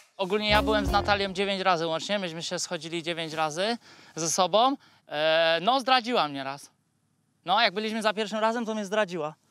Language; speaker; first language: Polish; native; Polish